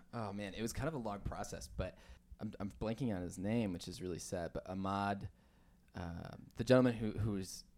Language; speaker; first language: English; native; English